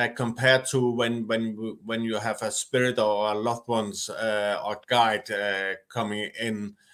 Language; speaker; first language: English; non-native, fluent; Danish